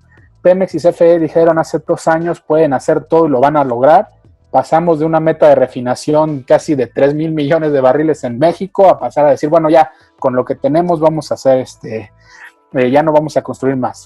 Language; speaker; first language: Spanish; native; Spanish